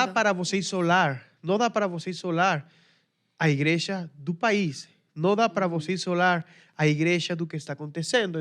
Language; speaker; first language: Portuguese; non-native, fluent; Spanish